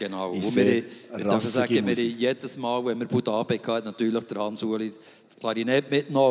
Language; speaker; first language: German; native; German